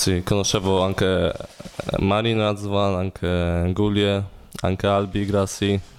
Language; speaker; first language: Italian; non-native, learner; Polish